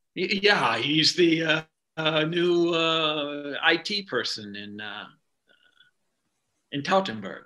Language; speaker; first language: English; native; English